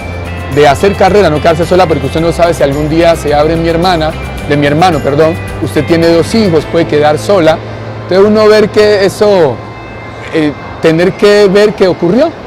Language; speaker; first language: Spanish; native; Spanish